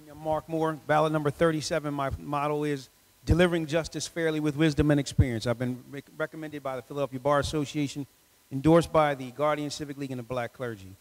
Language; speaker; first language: English; native; English